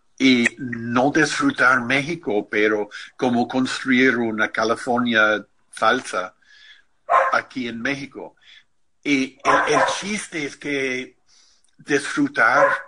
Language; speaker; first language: Spanish; non-native, fluent; English